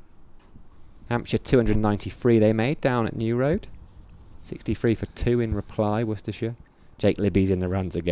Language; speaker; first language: English; native; English